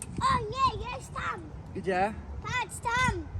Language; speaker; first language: Polish; early bilingual, heritage; Polish